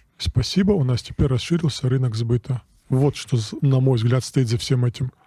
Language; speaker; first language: Russian; non-native, local second language; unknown